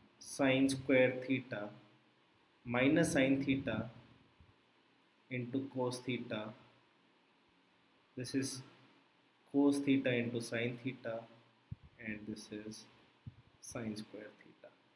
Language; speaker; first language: English; non-native, local second language; Hindi